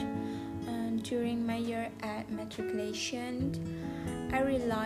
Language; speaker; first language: English; non-native, local second language; Pattani Malay